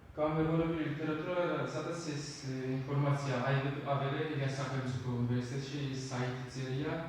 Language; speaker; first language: Georgian; non-native, local second language; Azerbaijani